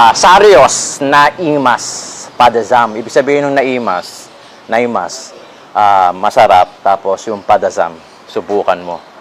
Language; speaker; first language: Filipino; native; Filipino